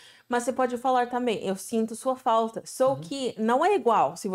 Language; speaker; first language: Portuguese; non-native, fluent; English